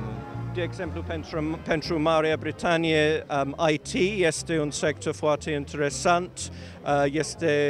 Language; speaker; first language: Romanian; non-native, learner; English